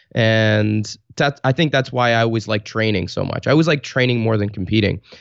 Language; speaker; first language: English; native; English